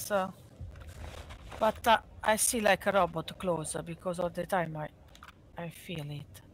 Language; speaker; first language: English; non-native, learner; Hungarian